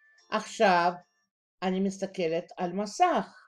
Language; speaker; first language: Hebrew; non-native, fluent; Russian